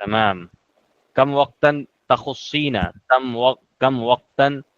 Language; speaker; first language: Arabic; non-native, fluent; Urdu